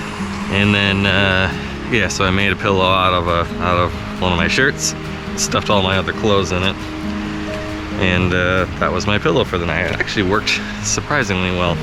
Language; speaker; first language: English; native; English